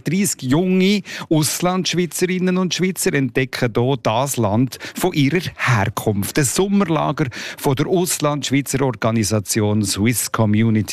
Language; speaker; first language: German; native; German